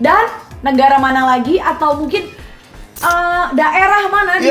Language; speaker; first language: Indonesian; native; Indonesian